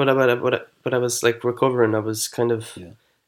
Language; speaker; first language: English; native; English